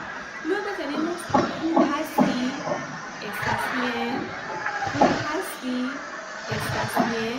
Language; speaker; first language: Spanish; non-native, fluent; Persian